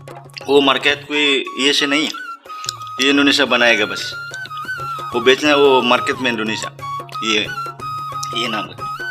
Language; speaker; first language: Hindi; non-native, learner; Indonesian